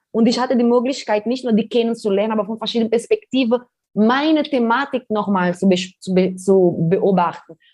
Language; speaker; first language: German; non-native, fluent; Portuguese